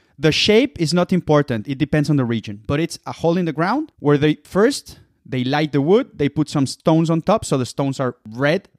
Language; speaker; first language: English; non-native, fluent; Spanish